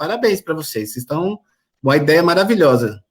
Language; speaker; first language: Portuguese; native; Portuguese